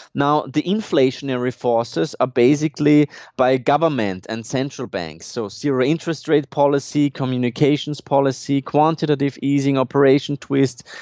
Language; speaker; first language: English; non-native, fluent; German